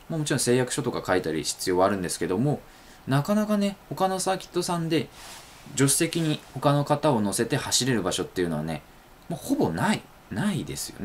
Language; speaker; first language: Japanese; native; Japanese